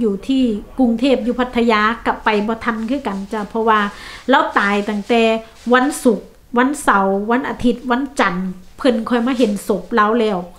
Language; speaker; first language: Thai; non-native, local second language; Lao